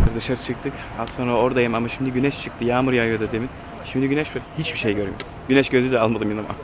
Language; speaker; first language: Turkish; early bilingual, heritage; Turkish